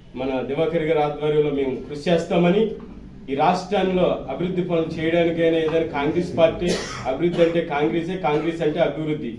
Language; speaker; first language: Telugu; native; Telugu